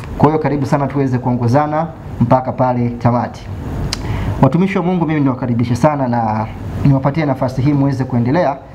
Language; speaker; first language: Swahili; native; Swahili